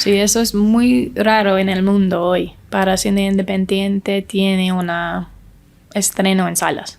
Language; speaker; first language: Spanish; non-native, learner; English